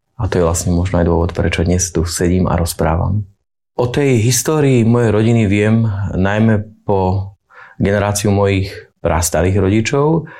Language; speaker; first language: Slovak; native; Slovak